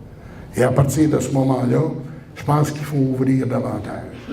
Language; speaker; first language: French; native; French